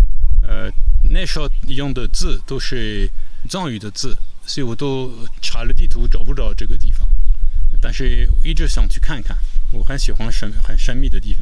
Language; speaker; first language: Chinese; non-native, fluent; French